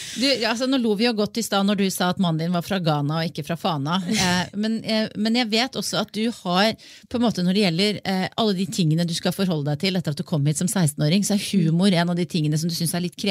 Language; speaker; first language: Norwegian; native; Norwegian